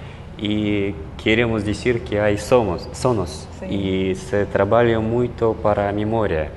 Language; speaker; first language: Portuguese; non-native, learner; Russian